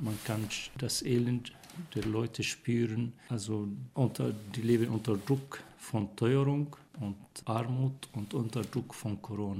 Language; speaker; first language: German; non-native, fluent; Arabic